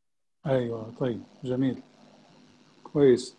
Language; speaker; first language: Arabic; native; Arabic